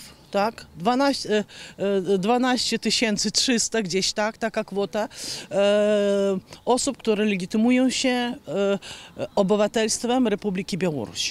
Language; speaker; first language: Polish; non-native, fluent; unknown